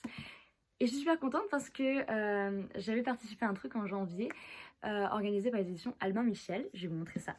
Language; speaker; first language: French; native; French